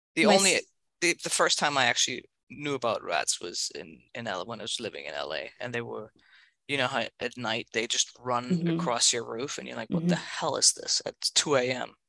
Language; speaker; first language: English; non-native, fluent; German